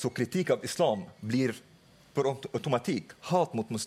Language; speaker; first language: Swedish; non-native, fluent; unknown